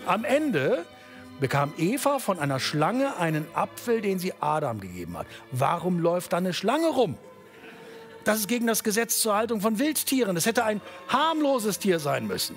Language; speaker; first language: German; native; German